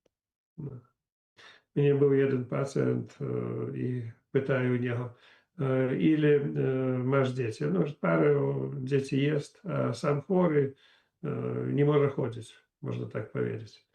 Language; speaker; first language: Polish; non-native, learner; Belarusian